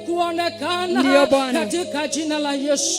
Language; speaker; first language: Swahili; non-native, local second language; Kikuyu